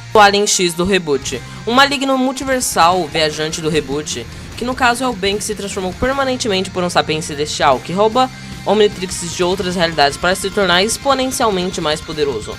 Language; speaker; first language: Portuguese; native; Portuguese